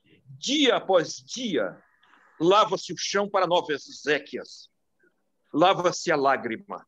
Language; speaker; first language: Portuguese; native; Portuguese